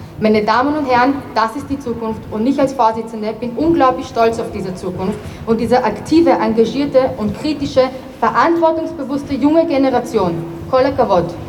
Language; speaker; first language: German; native; German